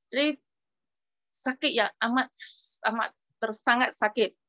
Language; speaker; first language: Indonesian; non-native, local second language; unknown